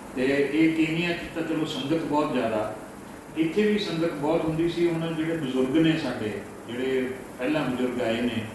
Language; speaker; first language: Punjabi; early bilingual, heritage; Punjabi